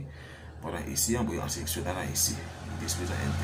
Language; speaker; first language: Spanish; non-native, learner; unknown